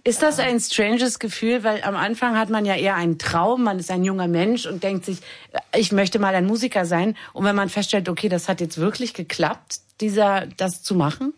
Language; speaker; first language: German; native; German